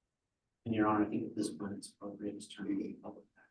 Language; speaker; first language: English; native; English